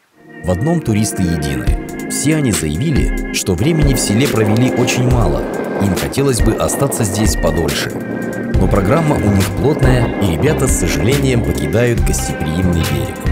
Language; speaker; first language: Russian; native; Russian